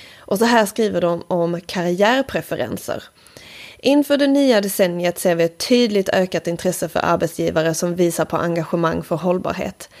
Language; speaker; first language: Swedish; native; Swedish